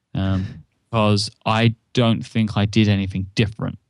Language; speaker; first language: English; native; English